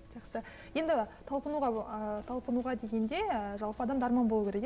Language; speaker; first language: Kazakh; native; Kazakh